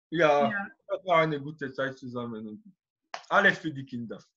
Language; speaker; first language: German; non-native, fluent; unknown